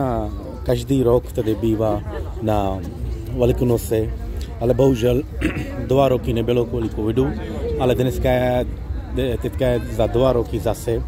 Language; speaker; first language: Czech; non-native, learner; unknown